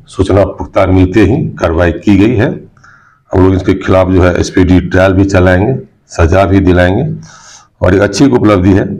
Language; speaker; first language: Hindi; native; Hindi